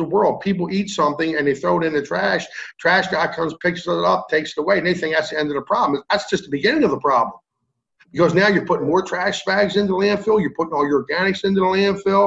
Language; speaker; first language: English; native; English